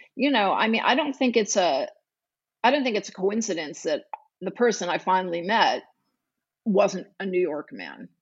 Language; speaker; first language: English; native; English